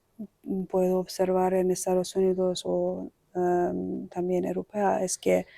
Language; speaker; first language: Spanish; non-native, fluent; Persian